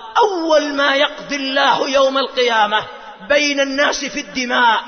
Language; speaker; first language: Arabic; native; Arabic